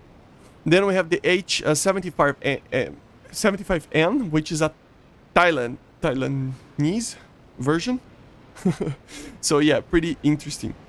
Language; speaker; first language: English; non-native, fluent; Portuguese